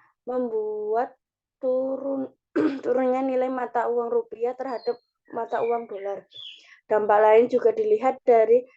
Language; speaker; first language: Indonesian; native; Indonesian